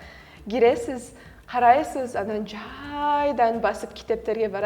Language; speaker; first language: Kyrgyz; early bilingual, heritage; Kyrgyz